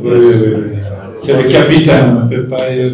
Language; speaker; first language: French; non-native, local second language; Dutch